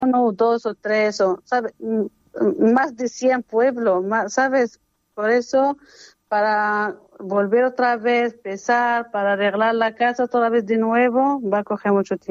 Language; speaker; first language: Spanish; non-native, learner; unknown